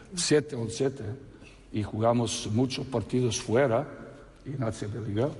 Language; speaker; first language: Spanish; non-native, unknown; Serbian